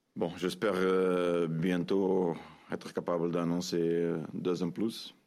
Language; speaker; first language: French; non-native, fluent; Portuguese